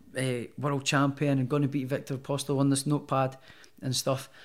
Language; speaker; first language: English; native; English